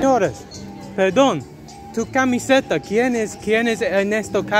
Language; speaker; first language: Spanish; non-native, learner; English